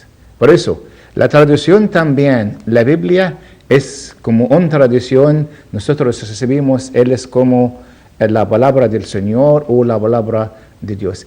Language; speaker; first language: Spanish; non-native, learner; Arabic